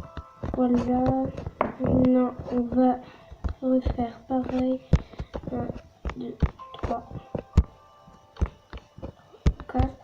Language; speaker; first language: French; native; French